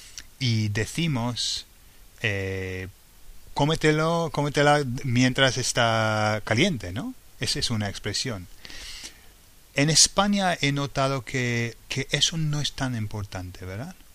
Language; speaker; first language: Spanish; non-native, fluent; English